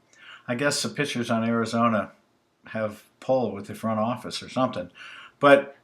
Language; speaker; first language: English; native; English